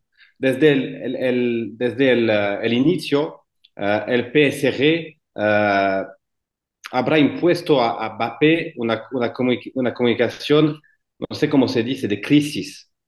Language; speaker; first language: Spanish; non-native, fluent; French